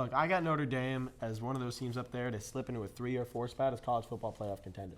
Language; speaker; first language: English; native; English